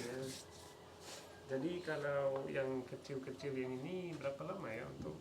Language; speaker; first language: Indonesian; non-native, fluent; English